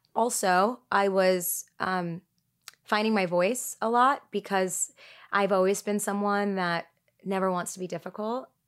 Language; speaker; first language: English; early bilingual, other home language; Tigrinya